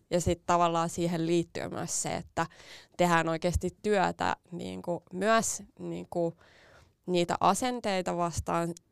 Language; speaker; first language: Finnish; native; Finnish